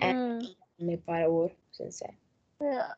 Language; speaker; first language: Norwegian; non-native, learner; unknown